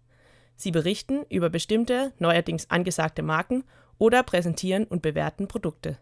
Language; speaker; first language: German; native; German